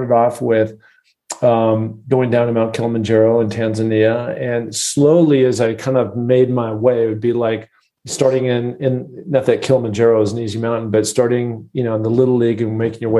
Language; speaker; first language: English; native; English